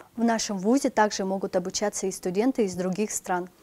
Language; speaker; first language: Russian; native; Russian